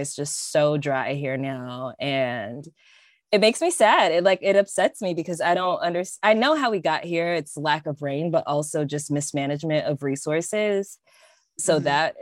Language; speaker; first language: English; native; English